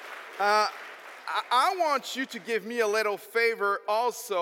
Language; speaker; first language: English; non-native, fluent; French